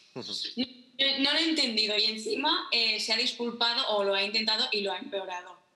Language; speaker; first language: Spanish; native; Spanish